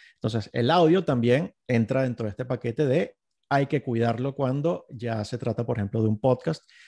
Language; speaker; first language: Spanish; native; Spanish